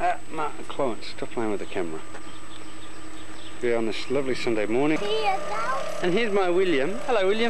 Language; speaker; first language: English; native; English